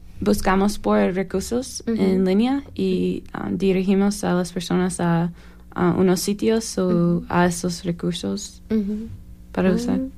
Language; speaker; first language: Spanish; non-native, learner; English